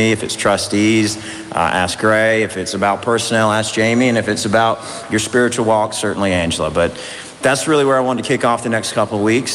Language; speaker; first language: English; native; English